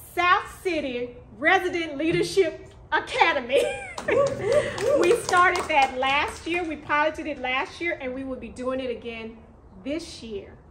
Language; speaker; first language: English; native; English